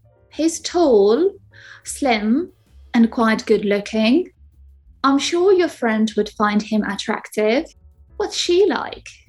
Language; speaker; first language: English; non-native, fluent; Ukrainian